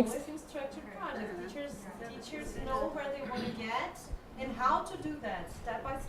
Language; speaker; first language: English; non-native, fluent; Portuguese